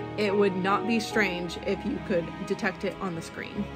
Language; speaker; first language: English; native; English